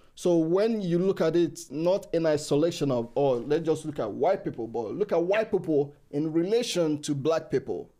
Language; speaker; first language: English; non-native, local second language; Igbo